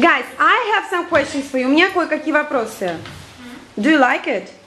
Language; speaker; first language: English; non-native, fluent; Russian